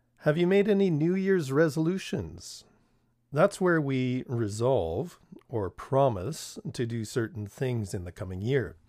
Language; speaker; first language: English; native; English